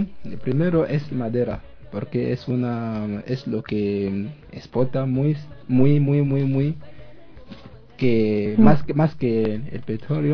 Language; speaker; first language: Spanish; non-native, learner; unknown